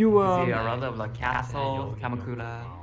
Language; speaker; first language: English; non-native, learner; Japanese